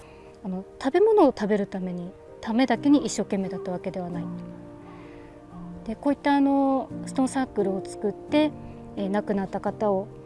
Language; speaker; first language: Japanese; native; Japanese